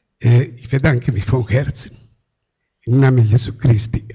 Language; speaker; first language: German; non-native, fluent; Spanish